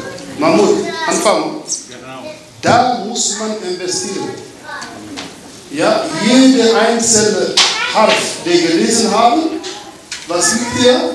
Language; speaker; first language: German; non-native, learner; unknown